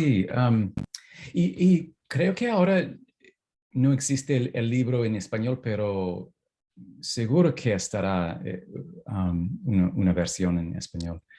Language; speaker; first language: Spanish; non-native, fluent; English